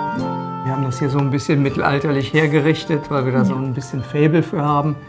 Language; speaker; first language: German; native; German